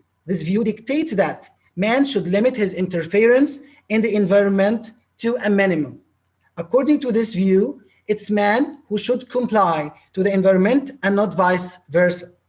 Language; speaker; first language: English; non-native, local second language; Arabic